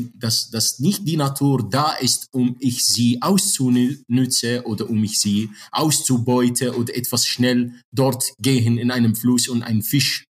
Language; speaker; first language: German; non-native, fluent; Arabic